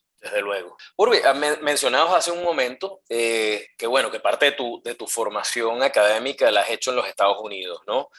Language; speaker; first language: Spanish; native; Spanish